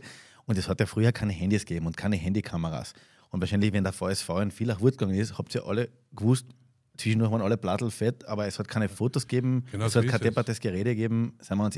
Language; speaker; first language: German; native; German